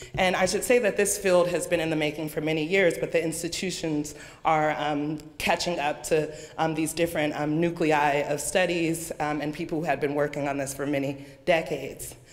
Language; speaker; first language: English; native; English